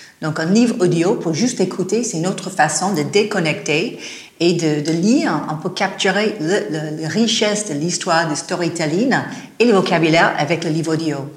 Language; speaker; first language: French; non-native, fluent; English